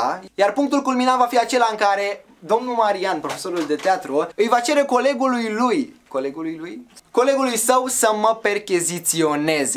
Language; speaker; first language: Romanian; native; Romanian